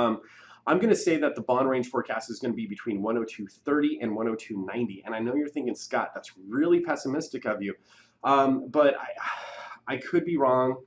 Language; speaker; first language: English; native; English